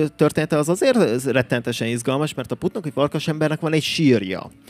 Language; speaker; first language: Hungarian; native; Hungarian